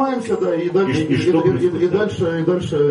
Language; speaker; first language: Russian; native; Russian